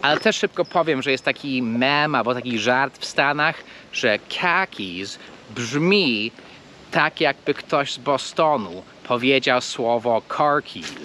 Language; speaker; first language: Polish; non-native, fluent; English